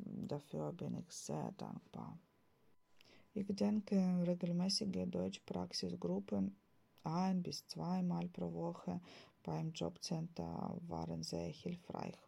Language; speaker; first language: German; non-native, fluent; Ukrainian